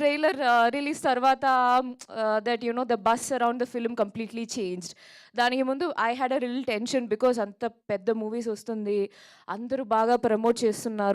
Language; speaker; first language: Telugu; non-native, local second language; Malayalam